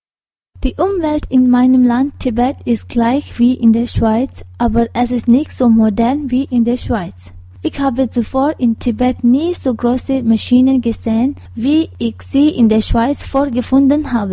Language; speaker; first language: German; non-native, learner; Tibetan